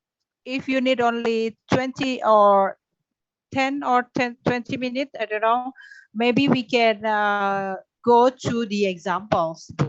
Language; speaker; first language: English; non-native, fluent; Indonesian